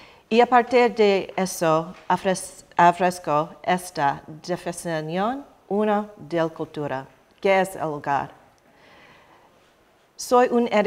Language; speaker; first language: Spanish; non-native, learner; English